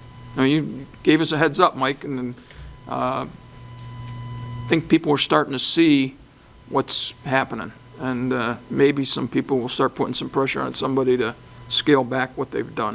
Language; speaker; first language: English; native; English